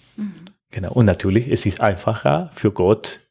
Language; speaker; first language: German; non-native, fluent; Spanish